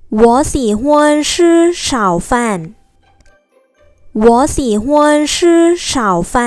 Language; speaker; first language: Chinese; non-native, fluent; Thai